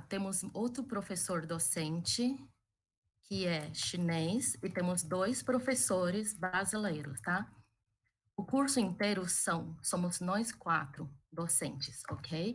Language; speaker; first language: Portuguese; early bilingual, other home language; Chinese